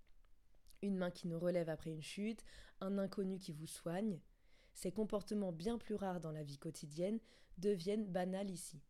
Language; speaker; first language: French; native; French